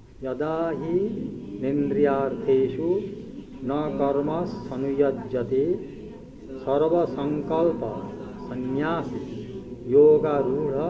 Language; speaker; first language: Japanese; non-native, learner; Bangla